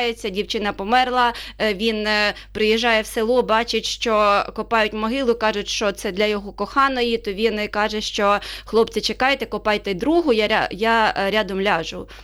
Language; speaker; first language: Ukrainian; native; Ukrainian